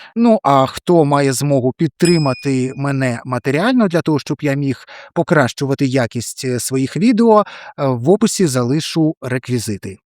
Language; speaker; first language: Ukrainian; native; Ukrainian